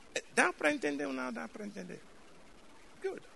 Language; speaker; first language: Portuguese; non-native, fluent; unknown